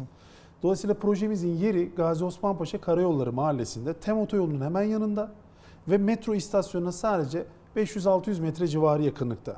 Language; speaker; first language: Turkish; native; Turkish